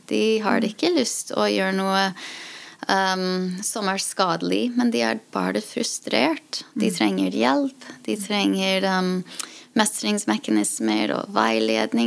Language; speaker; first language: Norwegian; non-native, fluent; English